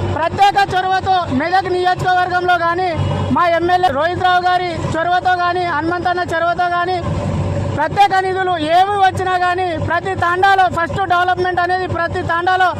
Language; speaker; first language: Telugu; non-native, local second language; Lambadi